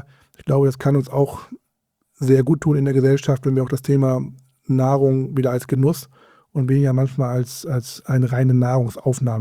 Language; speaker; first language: German; native; German